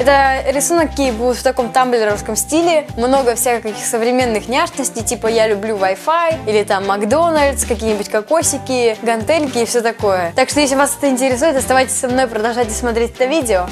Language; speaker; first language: Russian; native; Russian